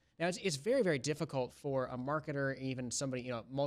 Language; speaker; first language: English; native; English